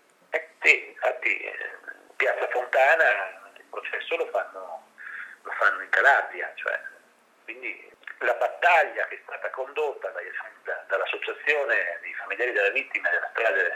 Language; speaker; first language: Italian; native; Italian